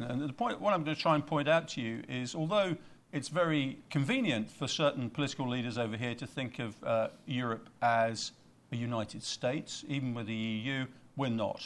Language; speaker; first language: English; native; English